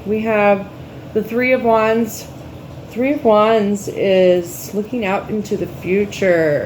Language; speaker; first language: English; native; English